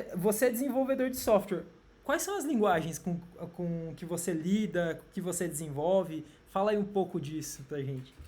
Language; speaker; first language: Portuguese; native; Portuguese